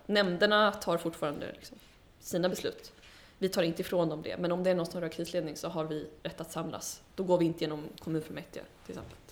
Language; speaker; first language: Swedish; early bilingual, heritage; Swedish